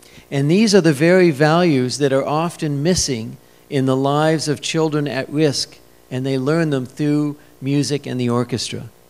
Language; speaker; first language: English; native; English